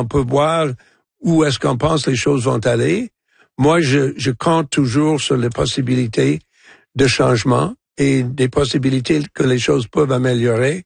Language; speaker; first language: French; non-native, fluent; English